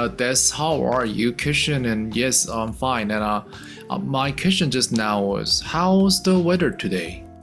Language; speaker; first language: English; non-native, fluent; Korean